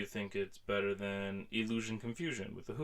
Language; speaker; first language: English; native; English